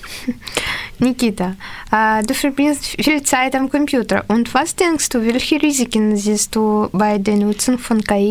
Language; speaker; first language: German; non-native, learner; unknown